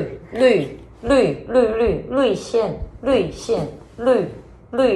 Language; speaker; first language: Chinese; non-native, learner; Korean